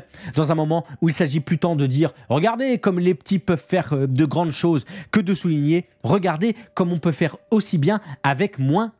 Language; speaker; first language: French; native; French